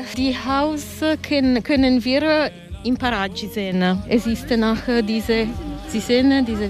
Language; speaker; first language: German; non-native, learner; Italian